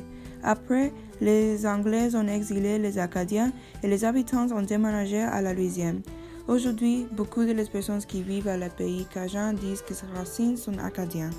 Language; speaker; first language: French; non-native, learner; English